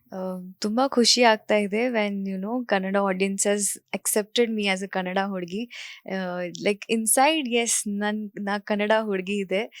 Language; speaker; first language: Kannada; non-native, local second language; Marathi